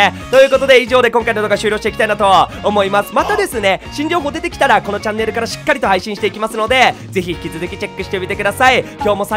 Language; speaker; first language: Japanese; native; Japanese